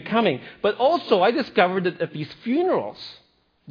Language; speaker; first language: English; non-native, local second language; Filipino